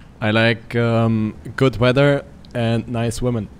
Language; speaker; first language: English; non-native, learner; German